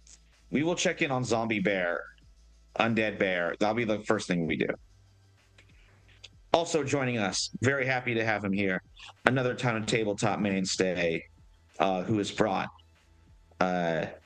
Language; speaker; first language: English; native; English